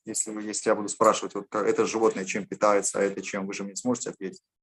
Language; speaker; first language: Russian; native; Russian